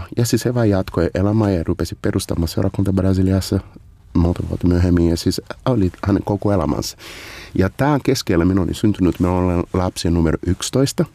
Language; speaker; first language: Finnish; non-native, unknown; Portuguese